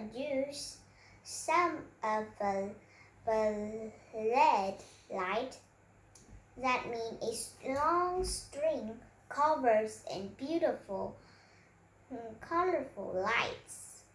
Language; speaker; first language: English; non-native, learner; Vietnamese